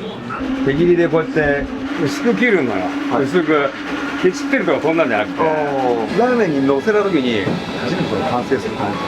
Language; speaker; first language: Japanese; native; Japanese